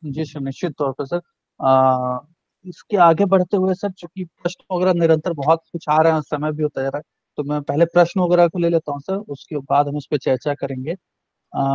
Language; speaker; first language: Hindi; native; Hindi